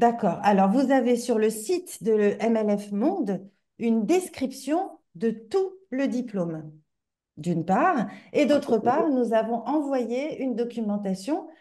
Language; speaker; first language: French; native; French